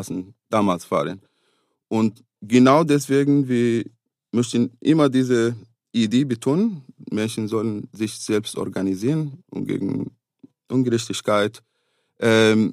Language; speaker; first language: German; non-native, fluent; Arabic